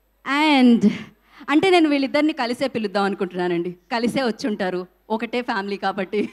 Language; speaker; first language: Telugu; native; Telugu